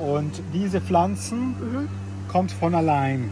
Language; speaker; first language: German; non-native, fluent; Italian